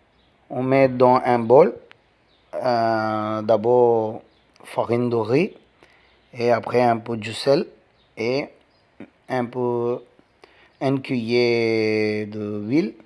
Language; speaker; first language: French; non-native, learner; Tamil